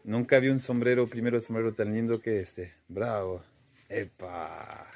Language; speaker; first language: Spanish; non-native, learner; French